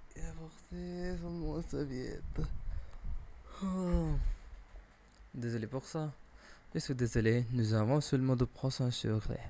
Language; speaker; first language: French; non-native, learner; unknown